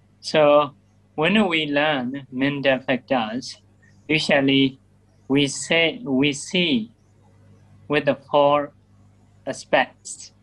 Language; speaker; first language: English; non-native, learner; Burmese